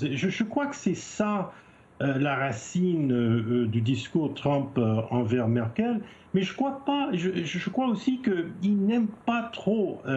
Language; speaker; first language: French; non-native, fluent; English